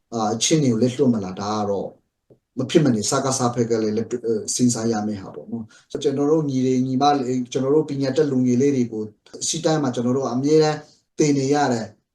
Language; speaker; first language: Burmese; non-native, local second language; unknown